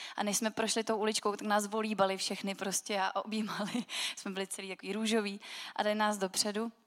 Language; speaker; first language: Czech; native; Czech